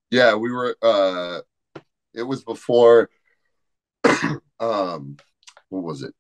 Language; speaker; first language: English; native; English